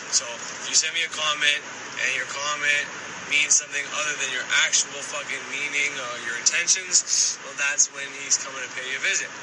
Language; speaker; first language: English; native; English